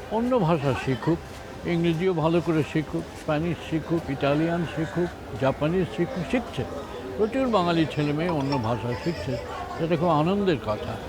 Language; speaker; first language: Bangla; native; Bangla